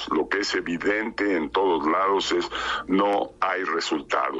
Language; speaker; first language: Spanish; native; Spanish